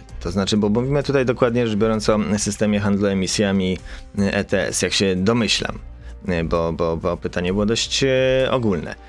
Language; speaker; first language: Polish; native; Polish